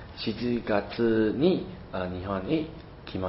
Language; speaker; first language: Japanese; non-native, learner; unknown